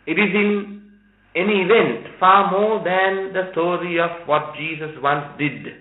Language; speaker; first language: English; non-native, local second language; Sinhala